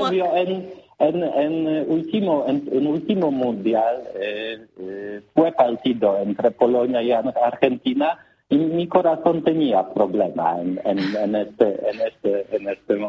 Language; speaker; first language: Spanish; non-native, learner; Polish